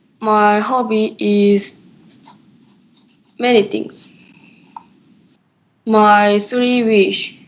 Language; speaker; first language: English; non-native, learner; Korean